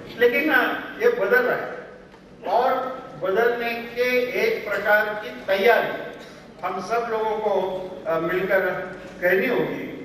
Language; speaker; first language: Hindi; non-native, local second language; Marathi